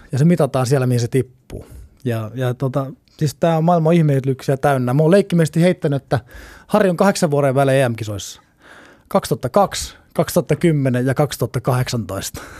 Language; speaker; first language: Finnish; native; Finnish